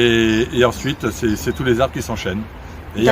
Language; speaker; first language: French; native; French